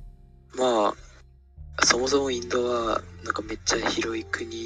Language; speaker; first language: Japanese; non-native, fluent; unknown